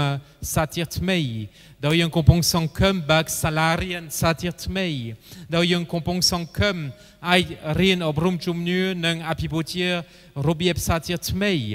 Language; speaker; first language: Khmer; non-native, fluent; French